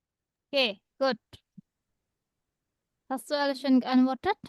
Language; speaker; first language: German; non-native, fluent; Indonesian